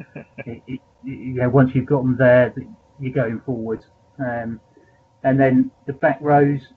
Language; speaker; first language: English; native; English